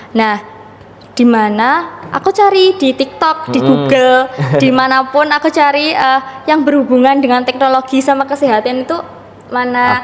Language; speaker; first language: Indonesian; native; Indonesian